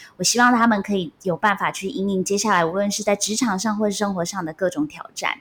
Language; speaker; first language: Chinese; non-native, local second language; Min Nan Chinese